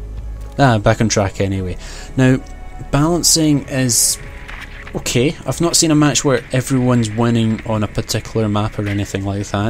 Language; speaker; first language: English; native; English